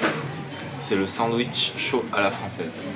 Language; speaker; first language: French; native; French